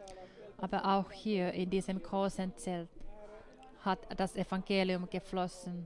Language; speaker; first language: German; non-native, fluent; Finnish